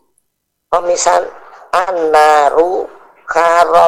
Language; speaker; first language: Arabic; non-native, learner; Indonesian